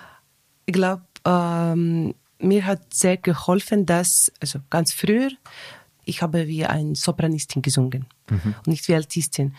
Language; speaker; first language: German; non-native, learner; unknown